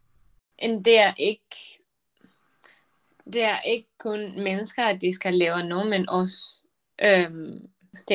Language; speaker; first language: Danish; non-native, learner; Spanish